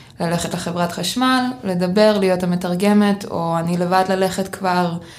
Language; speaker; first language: Hebrew; early bilingual, other home language; Russian